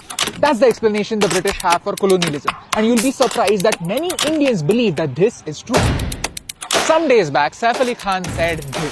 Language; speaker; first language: English; non-native, local second language; Hindi